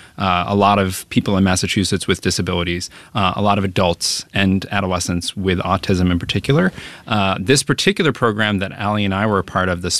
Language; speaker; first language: English; native; English